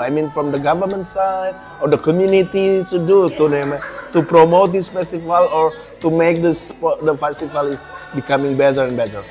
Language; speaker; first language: English; non-native, fluent; Indonesian